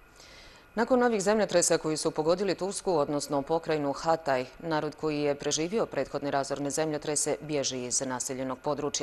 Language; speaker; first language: Serbian; native; Serbian